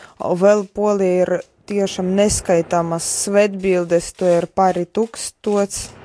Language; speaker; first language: Latvian; non-native, fluent; Polish